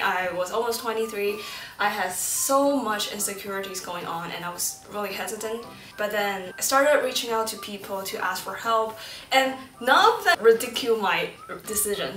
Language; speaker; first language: English; early bilingual, other home language; Chinese